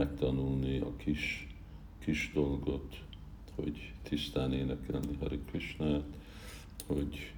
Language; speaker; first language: Hungarian; early bilingual, heritage; Hungarian